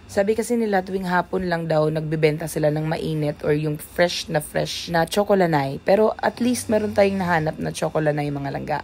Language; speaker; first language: Filipino; non-native, local second language; Cebuano